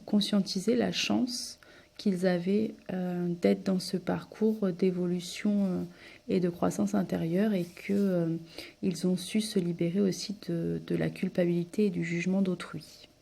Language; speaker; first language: French; native; French